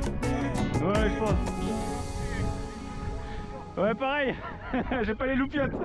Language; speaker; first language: French; native; French